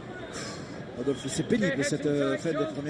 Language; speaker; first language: French; native; French